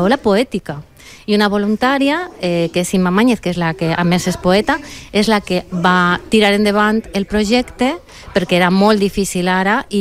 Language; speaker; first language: Catalan; non-native, local second language; Spanish